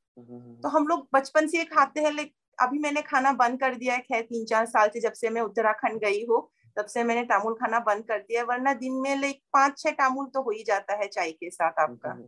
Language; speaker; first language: Hindi; non-native, local second language; Assamese